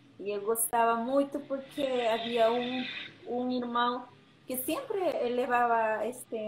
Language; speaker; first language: Portuguese; non-native, learner; Spanish